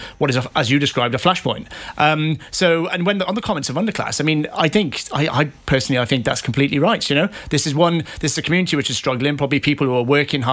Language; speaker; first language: English; native; English